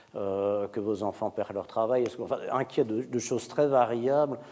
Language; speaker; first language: French; native; French